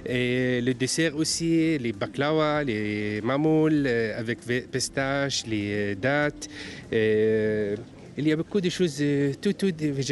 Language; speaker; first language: French; non-native, learner; Arabic